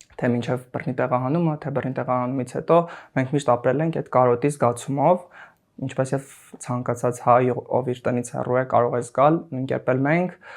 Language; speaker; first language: Armenian; native; Armenian